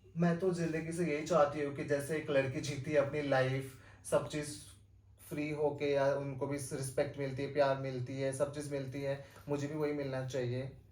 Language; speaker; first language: Hindi; non-native, local second language; Nepali